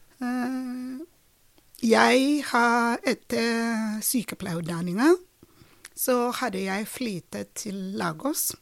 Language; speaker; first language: Norwegian; non-native, fluent; Ibibio